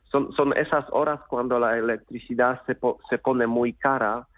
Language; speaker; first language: Spanish; non-native, fluent; Polish